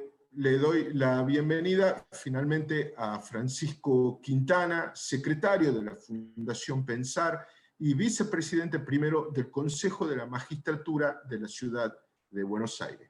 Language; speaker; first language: Spanish; native; Spanish